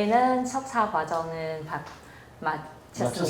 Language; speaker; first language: Korean; non-native, fluent; Vietnamese